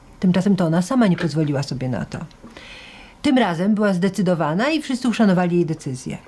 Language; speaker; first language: Polish; native; Polish